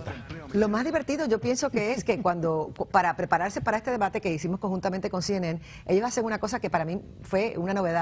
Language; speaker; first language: Spanish; native; Spanish